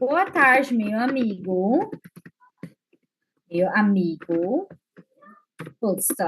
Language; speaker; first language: Portuguese; non-native, fluent; English